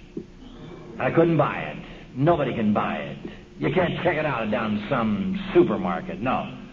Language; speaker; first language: English; native; English